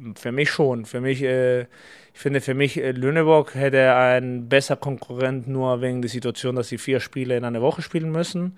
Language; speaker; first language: German; non-native, fluent; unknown